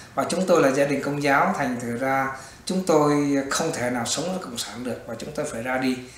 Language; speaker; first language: Vietnamese; native; Vietnamese